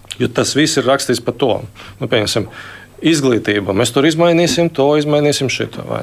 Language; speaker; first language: Latvian; non-native, local second language; Russian